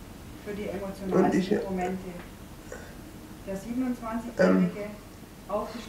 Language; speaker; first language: German; native; German